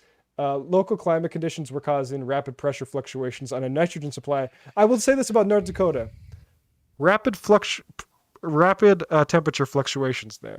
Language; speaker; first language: English; native; English